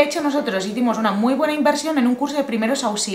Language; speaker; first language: Spanish; native; Spanish